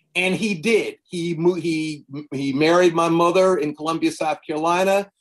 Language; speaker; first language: English; native; English